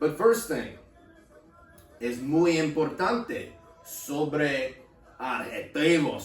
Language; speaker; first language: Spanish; non-native, learner; English